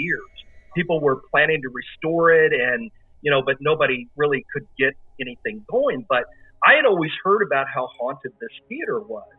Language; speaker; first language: English; native; English